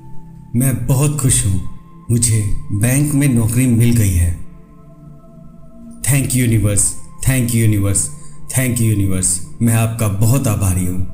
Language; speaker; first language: Hindi; native; Hindi